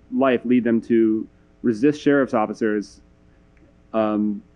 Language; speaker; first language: English; native; English